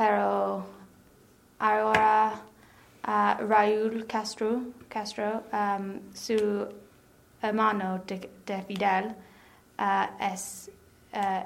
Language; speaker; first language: Spanish; non-native, learner; English